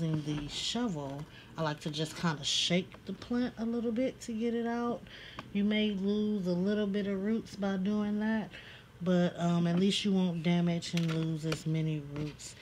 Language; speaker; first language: English; native; English